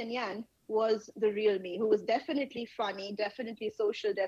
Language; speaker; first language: English; non-native, local second language; Bangla